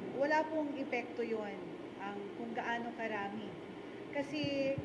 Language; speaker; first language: Filipino; native; Filipino